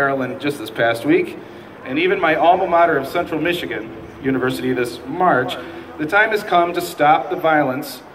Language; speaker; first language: English; native; English